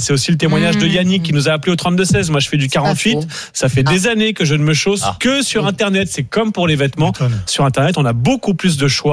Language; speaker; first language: French; native; French